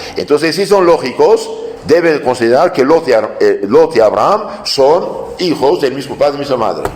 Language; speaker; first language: Spanish; non-native, fluent; Aramaic